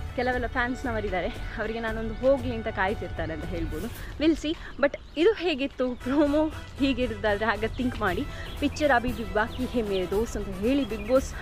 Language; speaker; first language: Kannada; non-native, local second language; Tulu